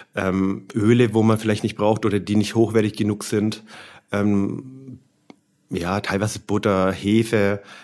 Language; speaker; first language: German; native; German